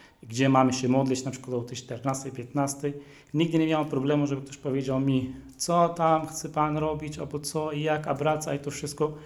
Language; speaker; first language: Polish; non-native, fluent; Arabic